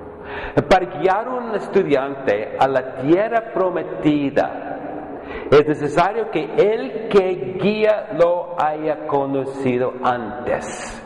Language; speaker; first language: Spanish; non-native, fluent; English